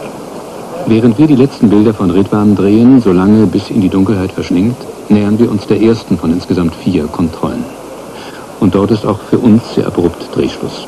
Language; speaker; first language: German; native; German